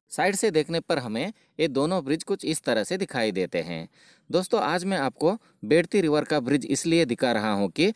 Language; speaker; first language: Hindi; non-native, local second language; Kannada